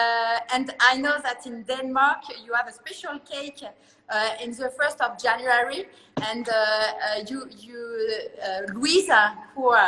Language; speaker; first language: English; non-native, learner; French